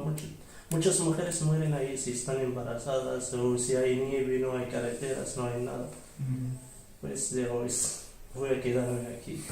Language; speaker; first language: Spanish; non-native, learner; Arabic